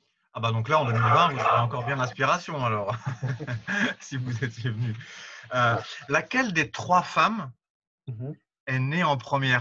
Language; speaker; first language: French; native; French